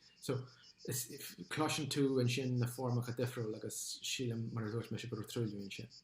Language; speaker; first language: Irish; non-native, local second language; English